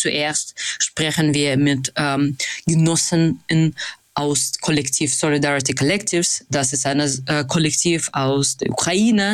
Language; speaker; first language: German; non-native, fluent; Russian